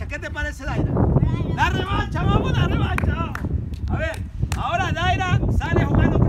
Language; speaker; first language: Spanish; native; Spanish